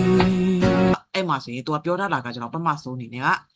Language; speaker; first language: Burmese; native; Burmese